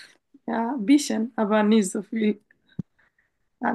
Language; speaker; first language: German; non-native, fluent; Bangla